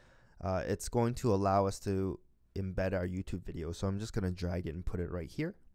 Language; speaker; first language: English; native; English